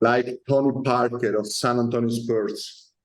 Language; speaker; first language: English; non-native, learner; Italian